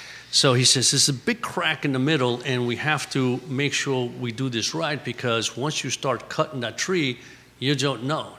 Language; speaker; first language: English; early bilingual, other home language; Spanish